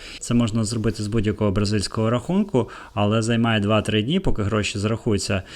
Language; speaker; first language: Ukrainian; native; Ukrainian